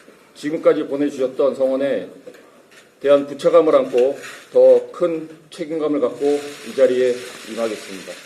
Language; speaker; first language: Korean; native; Korean